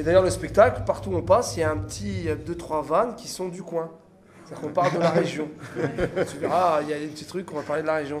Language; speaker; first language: French; native; French